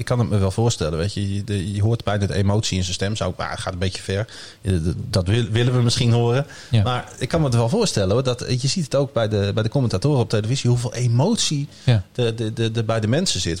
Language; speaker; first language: Dutch; native; Dutch